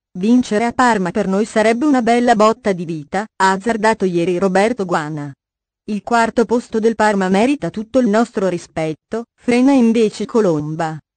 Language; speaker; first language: Italian; native; Italian